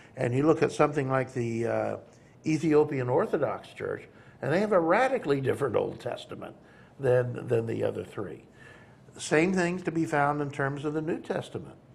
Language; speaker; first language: English; native; English